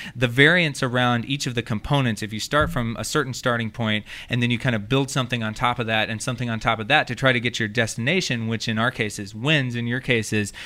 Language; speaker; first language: English; native; English